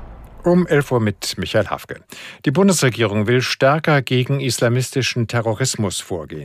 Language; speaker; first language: German; native; German